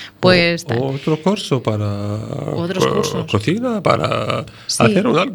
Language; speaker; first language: Spanish; non-native, learner; Arabic